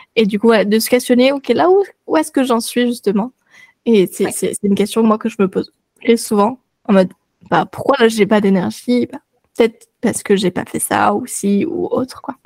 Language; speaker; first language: French; native; French